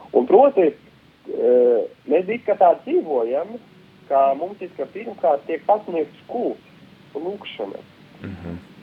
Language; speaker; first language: Latvian; non-native, local second language; Russian